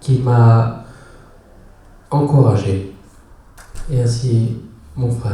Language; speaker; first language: French; early bilingual, other home language; Spanish